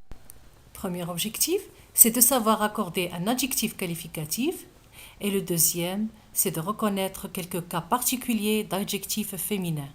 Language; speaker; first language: French; non-native, local second language; Arabic